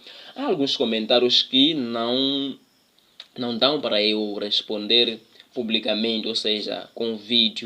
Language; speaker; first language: Portuguese; non-native, local second language; Tsonga